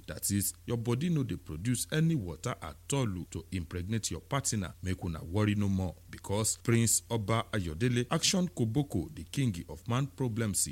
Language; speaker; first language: Nigerian Pidgin; non-native, local second language; Yoruba